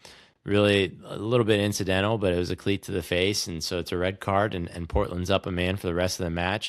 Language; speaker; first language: English; native; English